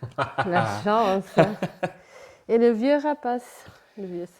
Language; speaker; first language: French; non-native, fluent; Portuguese